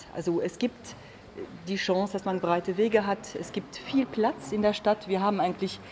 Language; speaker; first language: German; non-native, fluent; French